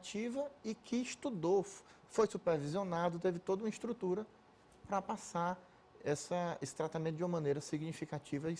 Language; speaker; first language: Portuguese; native; Portuguese